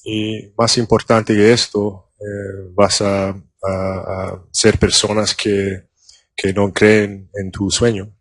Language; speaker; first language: Spanish; non-native, learner; English